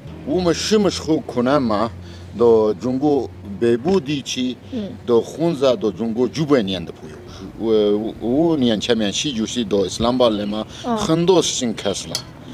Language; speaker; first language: Chinese; non-native, learner; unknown